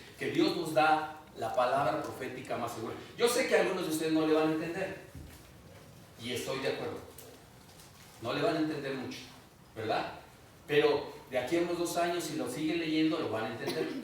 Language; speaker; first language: Spanish; native; Spanish